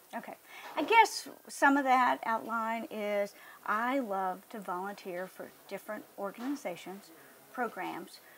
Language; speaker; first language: English; native; English